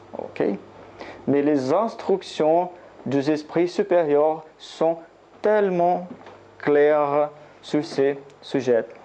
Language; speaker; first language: French; non-native, learner; Portuguese